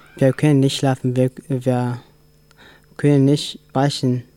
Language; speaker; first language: German; non-native, learner; Tigrinya